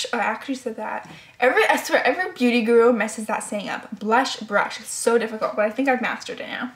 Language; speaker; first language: English; native; English